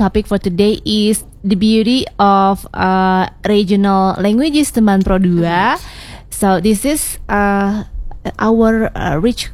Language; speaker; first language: English; non-native, learner; Sundanese